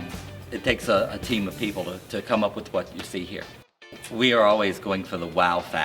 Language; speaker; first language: English; native; English